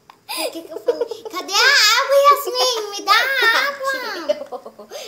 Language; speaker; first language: Portuguese; native; Portuguese